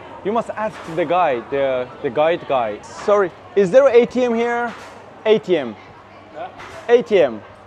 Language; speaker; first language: English; non-native, learner; Persian